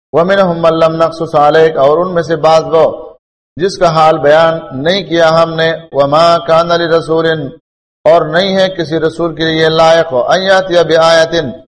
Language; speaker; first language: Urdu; non-native, local second language; Pashto